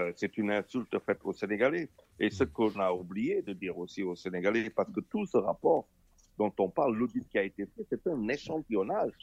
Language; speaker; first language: French; non-native, local second language; Wolof